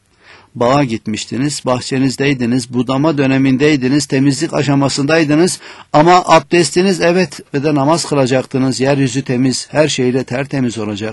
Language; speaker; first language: Turkish; native; Turkish